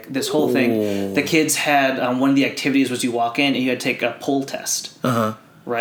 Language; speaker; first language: English; early bilingual, other home language; Filipino